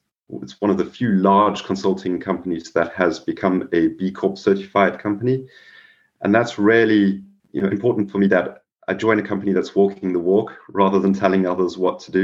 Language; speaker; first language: English; native; English